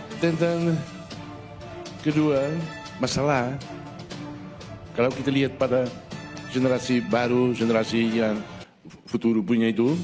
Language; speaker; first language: Indonesian; non-native, fluent; Tetum